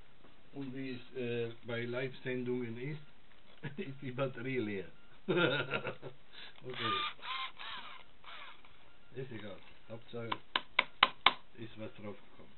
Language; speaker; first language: German; non-native, fluent; Italian